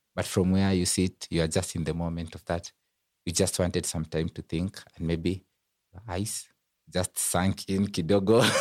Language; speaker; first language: English; non-native, local second language; Luo (Kenya and Tanzania)